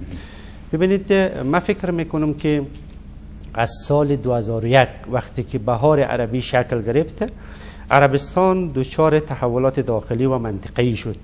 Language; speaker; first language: Persian; native; Persian